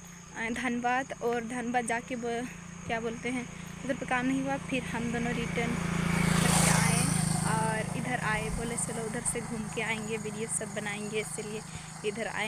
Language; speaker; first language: Hindi; non-native, local second language; Santali